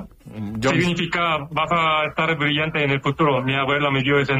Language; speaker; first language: Spanish; non-native, fluent; Korean